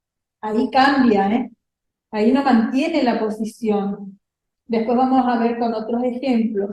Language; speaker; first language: Spanish; native; Spanish